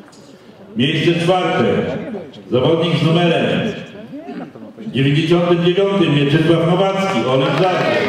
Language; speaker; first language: Polish; native; Polish